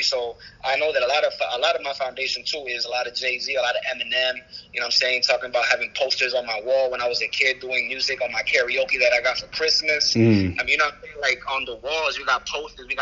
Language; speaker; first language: English; native; English